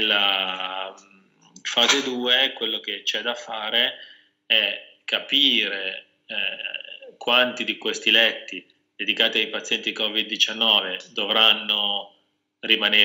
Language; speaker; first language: Italian; native; Italian